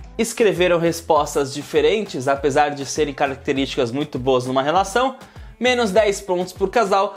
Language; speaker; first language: Portuguese; native; Portuguese